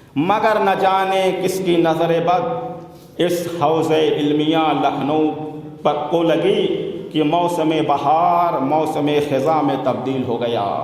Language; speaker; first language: Urdu; native; Urdu